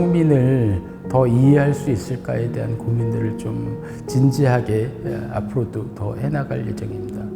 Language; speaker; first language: Korean; native; Korean